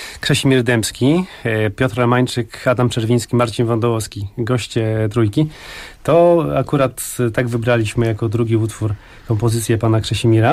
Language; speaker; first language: Polish; native; Polish